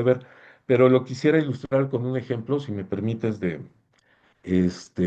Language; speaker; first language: Spanish; native; Spanish